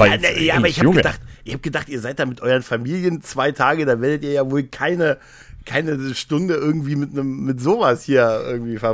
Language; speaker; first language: German; native; German